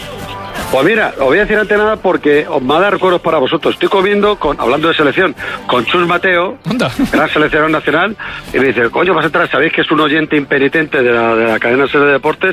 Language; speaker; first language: Spanish; native; Spanish